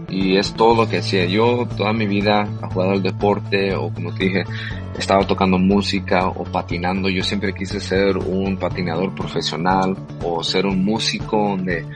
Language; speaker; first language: Spanish; early bilingual, heritage; Spanish